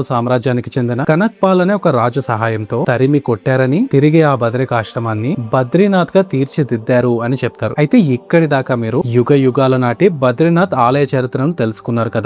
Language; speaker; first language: Telugu; native; Telugu